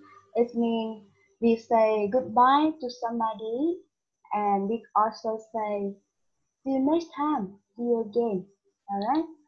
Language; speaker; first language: English; non-native, learner; Vietnamese